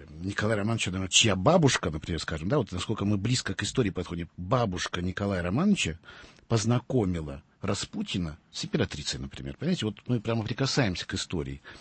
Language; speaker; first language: Russian; early bilingual, heritage; Russian